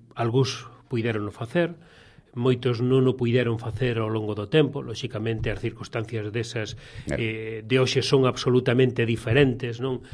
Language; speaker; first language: Galician; native; Galician